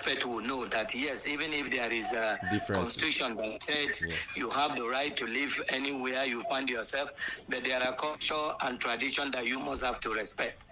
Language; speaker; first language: English; non-native, local second language; Hausa